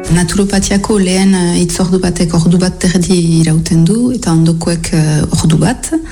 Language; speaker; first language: Basque; native; Basque